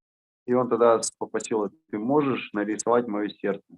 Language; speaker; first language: Russian; native; Russian